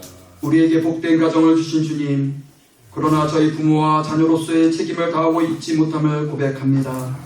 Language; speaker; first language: Korean; native; Korean